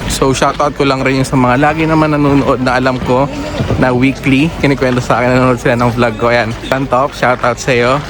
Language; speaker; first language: Filipino; native; Filipino